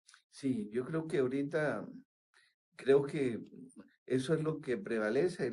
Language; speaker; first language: Spanish; native; Spanish